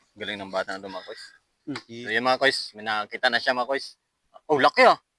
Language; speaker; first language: Filipino; native; Filipino